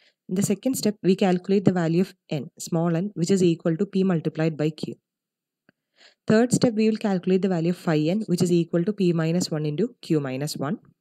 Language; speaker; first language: English; non-native, local second language; Malayalam